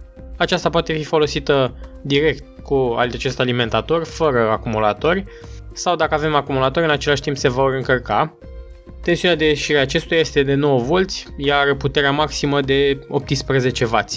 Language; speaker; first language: Romanian; native; Romanian